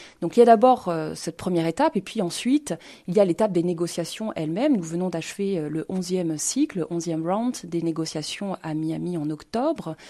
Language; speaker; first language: French; native; French